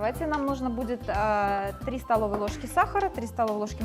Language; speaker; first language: Russian; native; Russian